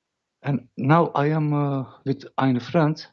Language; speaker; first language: English; non-native, learner; Dutch